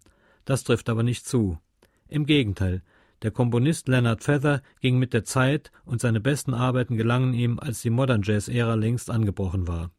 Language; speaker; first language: German; native; German